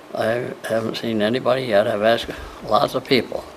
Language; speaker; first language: English; native; English